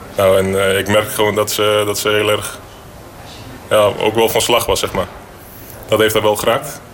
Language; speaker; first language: Dutch; early bilingual, other home language; Bosnian